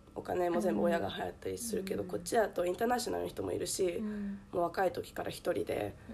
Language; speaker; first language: Japanese; early bilingual, heritage; Japanese